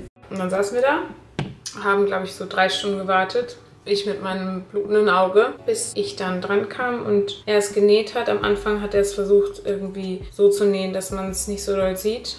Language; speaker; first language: German; native; German